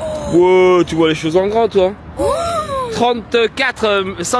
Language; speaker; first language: French; native; French